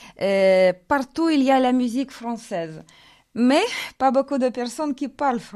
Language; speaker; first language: French; non-native, fluent; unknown